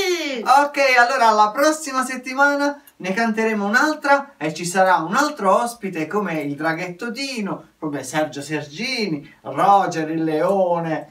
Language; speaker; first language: Italian; native; Italian